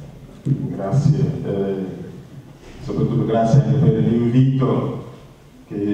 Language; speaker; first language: Italian; non-native, learner; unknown